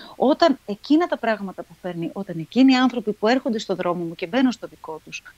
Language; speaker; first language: Greek; native; Greek